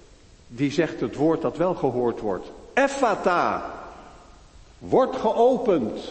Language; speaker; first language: Dutch; native; Dutch